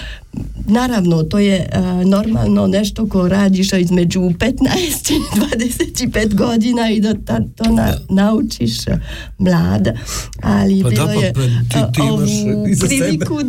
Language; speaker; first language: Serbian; non-native, learner; French